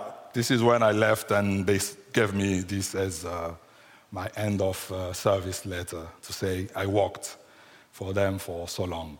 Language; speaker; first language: English; non-native, fluent; French